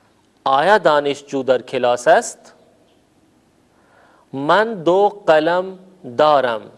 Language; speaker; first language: Persian; non-native, fluent; Urdu